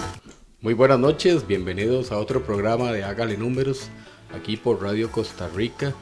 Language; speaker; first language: Spanish; native; Spanish